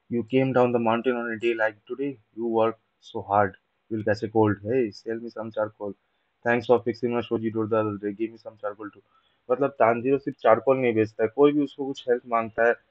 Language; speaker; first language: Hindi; non-native, local second language; Bangla